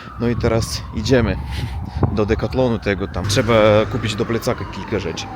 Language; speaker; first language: Polish; non-native, learner; Russian